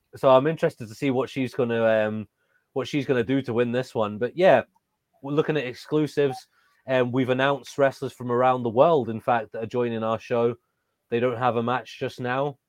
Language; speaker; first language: English; native; English